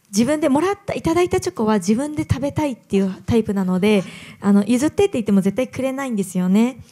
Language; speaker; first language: Japanese; native; Japanese